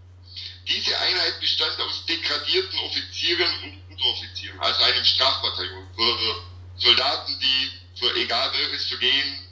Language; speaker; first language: German; native; German